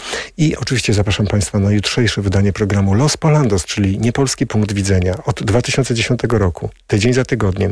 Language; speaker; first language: Polish; native; Polish